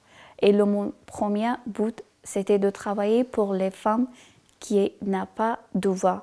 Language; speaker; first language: French; non-native, learner; Persian